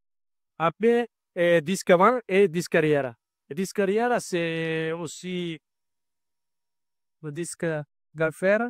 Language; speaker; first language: French; non-native, learner; Italian